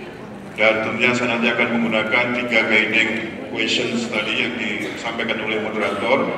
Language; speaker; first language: Indonesian; native; Indonesian